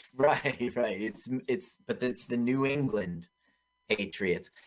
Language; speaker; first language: English; native; English